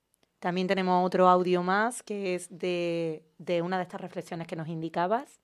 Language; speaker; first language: Spanish; native; Spanish